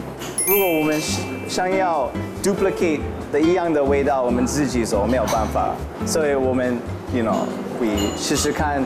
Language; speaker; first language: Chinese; non-native, learner; English